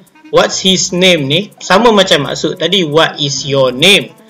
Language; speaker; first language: English; non-native, local second language; Malay